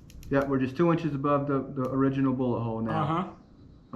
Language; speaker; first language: English; native; English